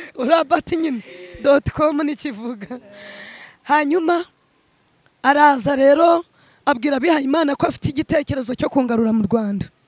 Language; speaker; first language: Kinyarwanda; early bilingual, other home language; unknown